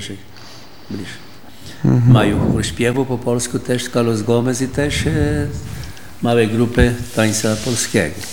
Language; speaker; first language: Polish; early bilingual, heritage; Polish